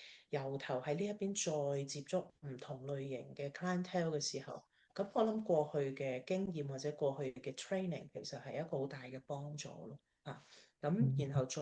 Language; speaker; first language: Cantonese; native; Cantonese